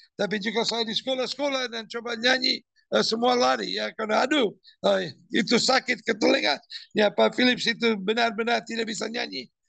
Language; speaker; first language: Indonesian; non-native, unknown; English